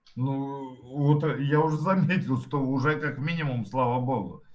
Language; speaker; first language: Russian; native; Russian